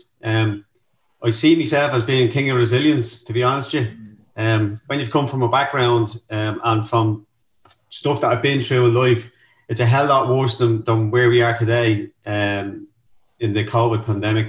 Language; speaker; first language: English; native; English